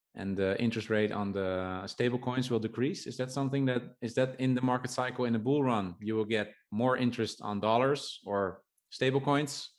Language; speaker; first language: English; non-native, fluent; Dutch